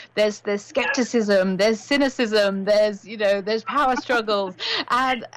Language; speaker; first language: English; native; English